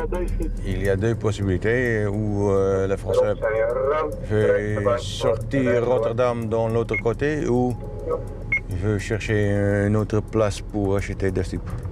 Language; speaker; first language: French; non-native, learner; Dutch